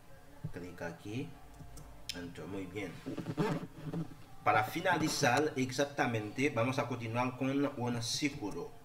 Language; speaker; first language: Spanish; non-native, learner; Haitian Creole